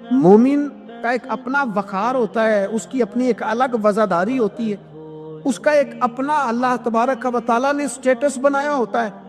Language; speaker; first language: Urdu; non-native, local second language; Punjabi